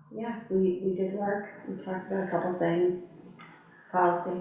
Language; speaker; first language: English; native; English